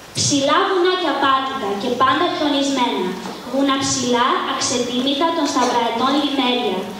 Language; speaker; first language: Greek; early bilingual, heritage; Greek